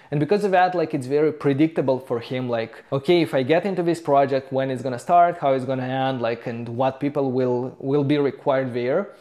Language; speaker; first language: English; non-native, fluent; Romanian